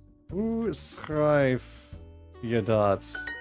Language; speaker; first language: Dutch; non-native, learner; English